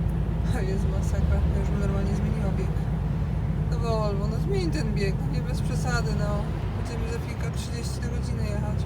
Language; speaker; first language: Polish; native; Polish